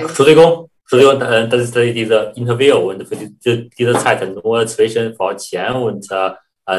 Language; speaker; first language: German; non-native, learner; Chinese